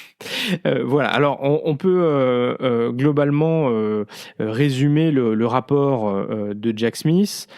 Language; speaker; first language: French; native; French